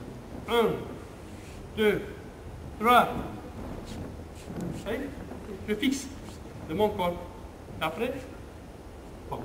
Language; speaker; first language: French; non-native, learner; Romanian